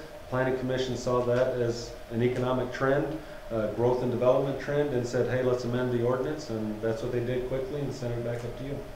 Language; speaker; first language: English; native; English